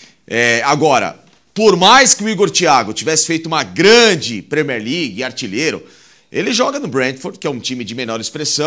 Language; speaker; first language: Portuguese; native; Portuguese